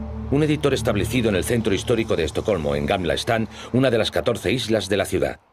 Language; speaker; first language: Spanish; native; Spanish